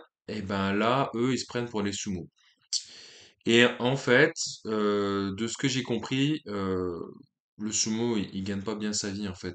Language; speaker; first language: French; native; French